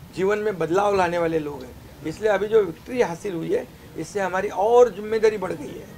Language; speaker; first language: Hindi; non-native, local second language; Marathi